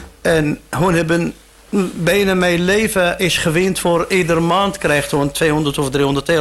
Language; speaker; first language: Dutch; non-native, learner; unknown